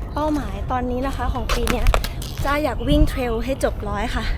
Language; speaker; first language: Thai; early bilingual, other home language; Italian